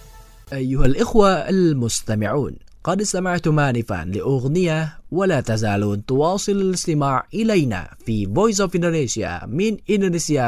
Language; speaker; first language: Arabic; non-native, fluent; Indonesian